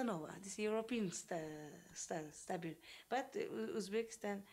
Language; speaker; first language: English; non-native, learner; Uzbek